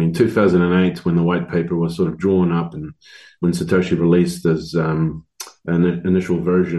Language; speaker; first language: English; native; English